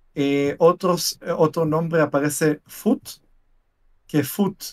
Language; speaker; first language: Spanish; non-native, fluent; Hebrew